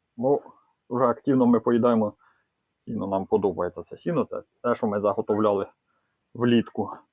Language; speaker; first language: Ukrainian; native; Ukrainian